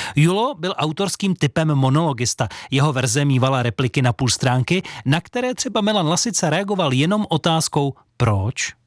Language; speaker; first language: Czech; native; Czech